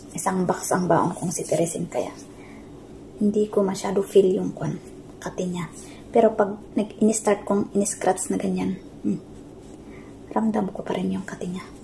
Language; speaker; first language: Filipino; non-native, local second language; Cebuano